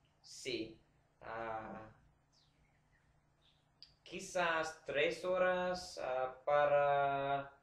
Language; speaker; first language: Spanish; non-native, learner; English